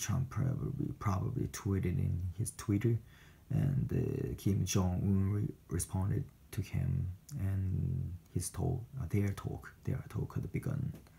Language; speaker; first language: English; non-native, fluent; Japanese